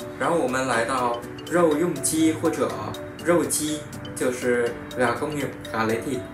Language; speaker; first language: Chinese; non-native, fluent; Vietnamese